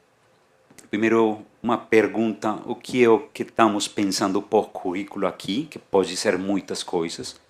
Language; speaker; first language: Portuguese; non-native, fluent; Spanish